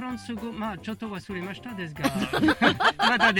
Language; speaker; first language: Japanese; non-native, fluent; French